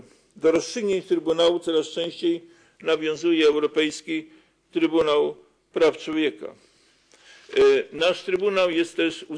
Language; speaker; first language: Polish; native; Polish